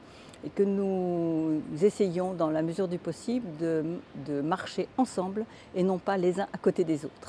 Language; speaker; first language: French; native; French